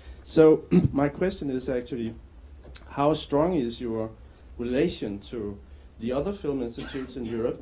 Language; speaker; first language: English; non-native, fluent; Danish